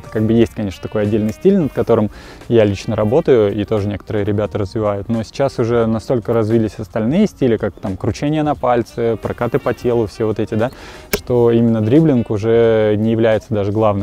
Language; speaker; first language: Russian; native; Russian